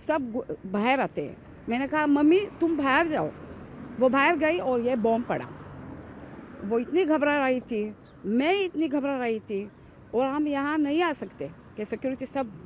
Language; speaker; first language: Hindi; early bilingual, heritage; Hindi